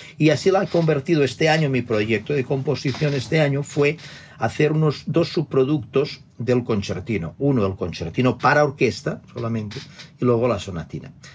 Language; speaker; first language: Spanish; non-native, local second language; Catalan